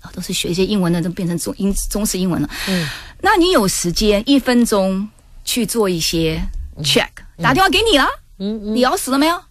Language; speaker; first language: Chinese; early bilingual, heritage; English